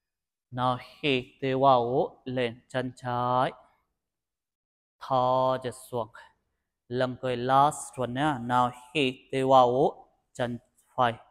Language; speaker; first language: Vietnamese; non-native, learner; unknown